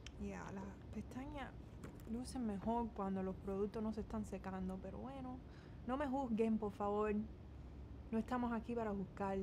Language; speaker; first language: Spanish; early bilingual, heritage; Spanish